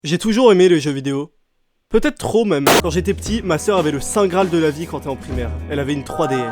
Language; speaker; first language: French; native; French